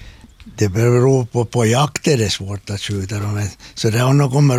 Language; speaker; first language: Swedish; native; Swedish